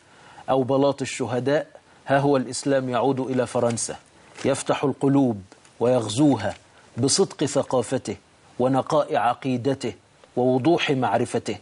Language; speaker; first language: Arabic; native; Arabic